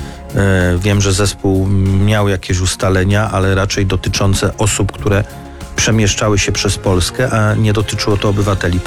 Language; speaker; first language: Polish; native; Polish